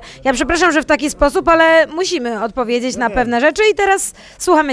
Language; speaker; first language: Polish; native; Polish